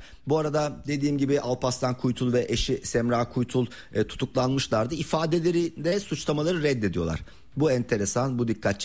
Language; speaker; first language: Turkish; native; Turkish